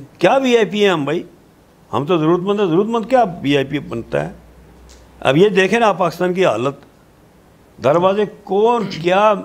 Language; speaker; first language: Urdu; non-native, local second language; Pahari-Potwari